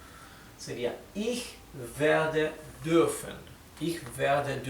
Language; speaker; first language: German; non-native, fluent; Spanish